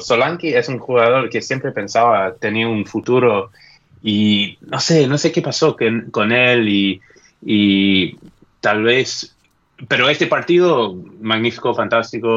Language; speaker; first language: Spanish; non-native, fluent; English